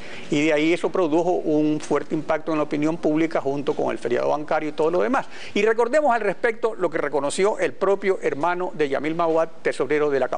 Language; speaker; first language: Spanish; native; Spanish